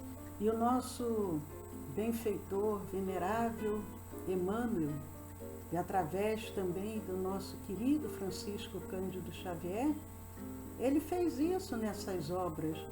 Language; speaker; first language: Portuguese; native; Portuguese